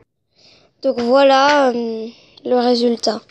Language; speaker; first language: French; native; French